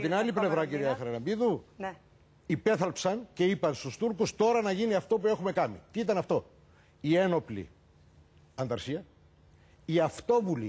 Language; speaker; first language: Greek; native; Greek